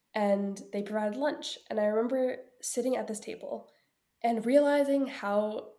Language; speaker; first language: English; early bilingual, other home language; Ukrainian